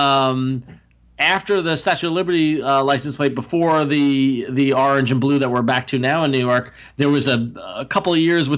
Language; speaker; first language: English; native; English